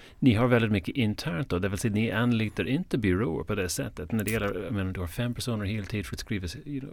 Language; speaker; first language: Swedish; non-native, fluent; English